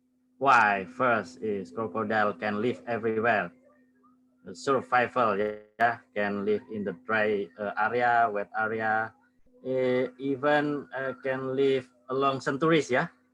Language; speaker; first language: English; non-native, learner; Indonesian